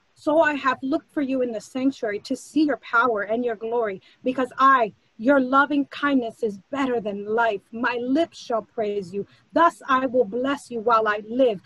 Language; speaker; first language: English; early bilingual, other home language; Spanish